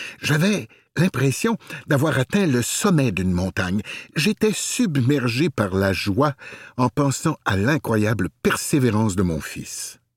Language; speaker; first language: French; native; French